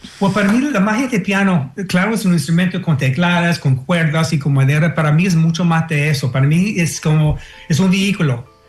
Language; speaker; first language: Spanish; non-native, fluent; English